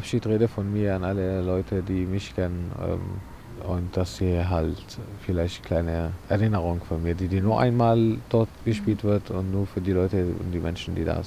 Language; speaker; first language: German; non-native, fluent; Arabic